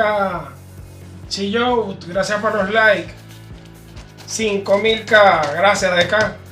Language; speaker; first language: Spanish; native; Spanish